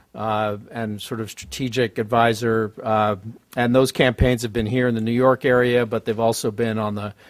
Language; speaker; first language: English; native; English